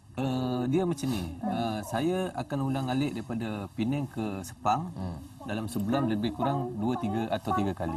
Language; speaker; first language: Malay; native; Malay